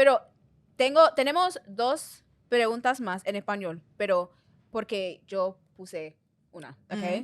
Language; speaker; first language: Spanish; non-native, fluent; English